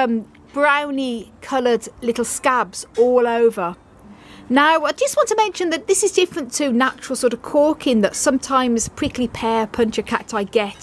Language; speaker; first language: English; native; English